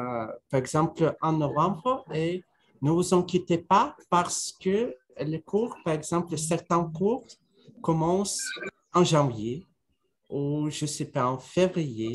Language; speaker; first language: French; non-native, fluent; Russian